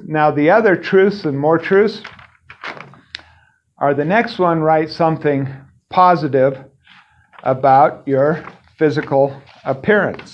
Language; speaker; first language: English; native; English